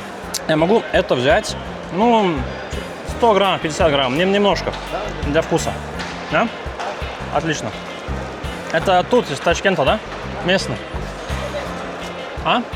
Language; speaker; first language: Russian; non-native, learner; Lithuanian